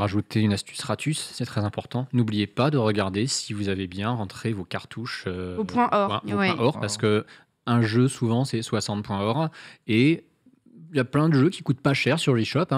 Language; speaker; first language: French; native; French